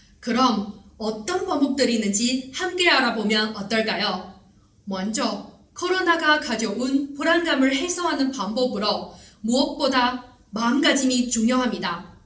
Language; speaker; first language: Korean; non-native, fluent; Chinese